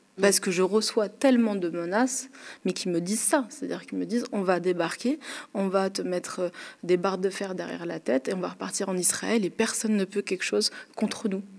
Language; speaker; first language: French; early bilingual, other home language; Arabic